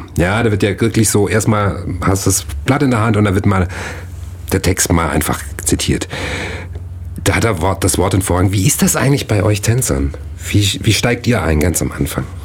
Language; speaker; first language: German; native; German